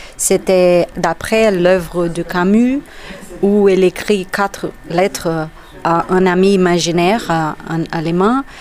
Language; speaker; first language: French; non-native, learner; Portuguese